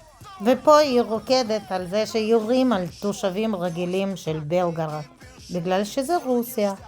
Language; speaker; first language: Hebrew; non-native, fluent; Russian